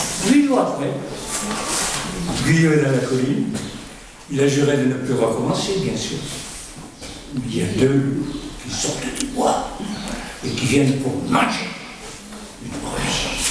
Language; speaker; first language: French; native; French